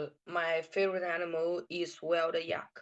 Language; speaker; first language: English; non-native, learner; Chinese